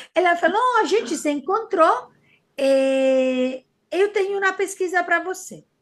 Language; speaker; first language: Portuguese; non-native, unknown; Italian